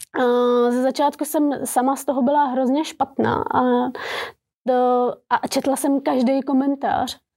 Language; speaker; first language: Czech; early bilingual, other home language; Persian